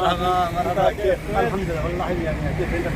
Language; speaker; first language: Arabic; non-native, learner; Saraiki